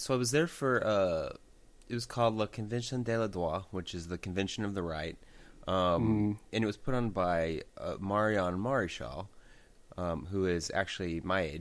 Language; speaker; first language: English; native; English